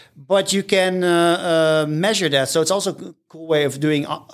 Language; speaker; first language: English; non-native, fluent; Dutch